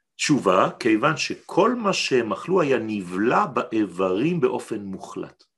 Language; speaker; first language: Hebrew; non-native, fluent; French